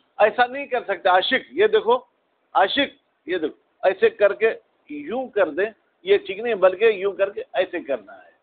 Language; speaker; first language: Urdu; non-native, local second language; Sindhi